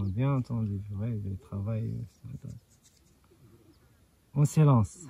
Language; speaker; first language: French; non-native, local second language; Arabic